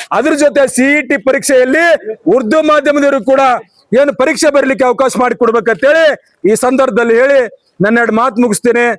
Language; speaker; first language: Kannada; non-native, local second language; Urdu